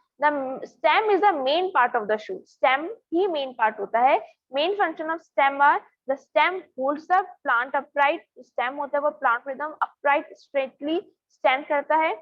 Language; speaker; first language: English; non-native, local second language; Hindi